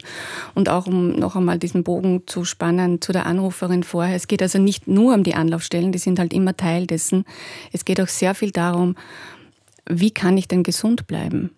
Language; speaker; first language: German; native; German